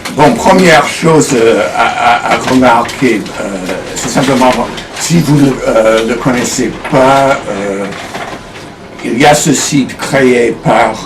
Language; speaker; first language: French; non-native, fluent; English